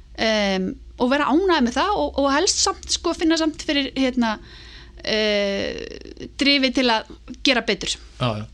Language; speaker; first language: Icelandic; native; Icelandic